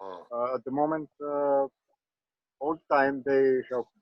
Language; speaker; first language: English; non-native, learner; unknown